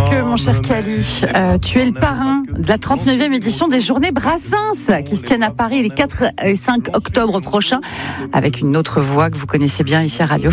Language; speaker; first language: French; native; French